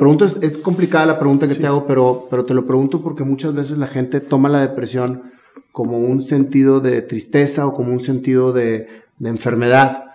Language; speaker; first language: Spanish; native; Spanish